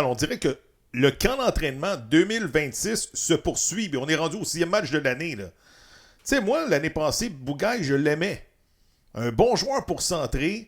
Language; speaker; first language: French; native; French